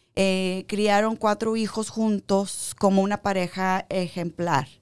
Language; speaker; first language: Spanish; early bilingual, heritage; Spanish